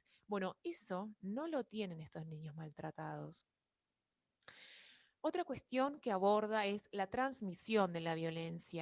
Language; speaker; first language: Spanish; native; Spanish